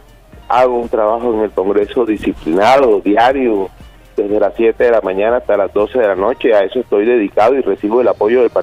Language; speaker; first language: Spanish; native; Spanish